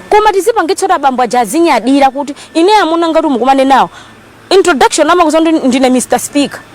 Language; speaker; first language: Nyanja; native; Nyanja